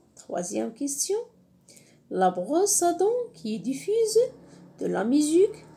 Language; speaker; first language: French; non-native, local second language; Arabic